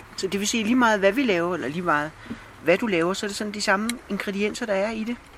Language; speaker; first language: Danish; native; Danish